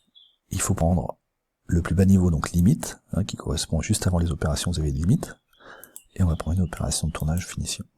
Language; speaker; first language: French; native; French